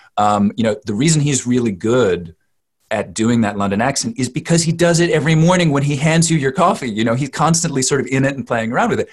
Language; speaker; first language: English; native; English